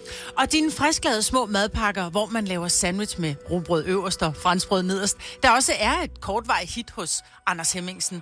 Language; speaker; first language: Danish; native; Danish